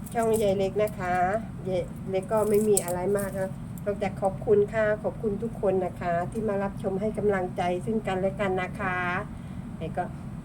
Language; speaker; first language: Thai; non-native, local second language; Northern Khmer